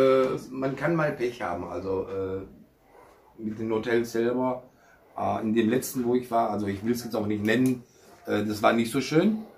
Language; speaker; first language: German; native; German